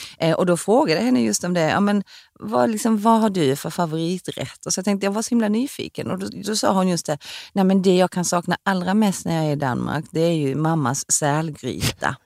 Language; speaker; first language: Swedish; early bilingual, other home language; Korean